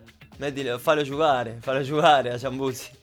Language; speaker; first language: Italian; non-native, learner; Spanish